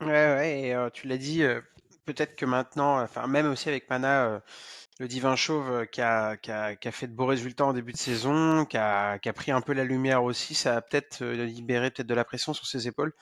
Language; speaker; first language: French; native; French